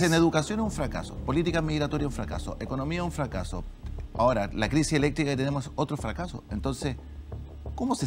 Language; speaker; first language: Spanish; native; Spanish